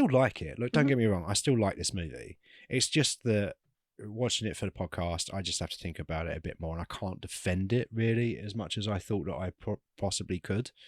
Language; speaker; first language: English; native; English